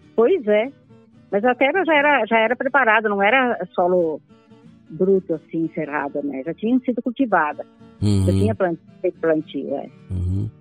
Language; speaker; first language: Portuguese; non-native, local second language; Italian